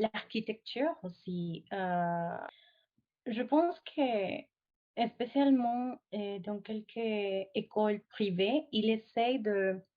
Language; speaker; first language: French; non-native, fluent; Spanish